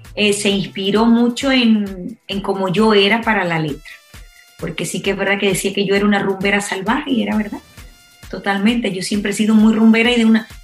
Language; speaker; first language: Spanish; native; Spanish